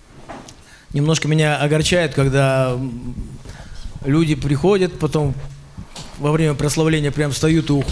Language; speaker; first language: Russian; native; Russian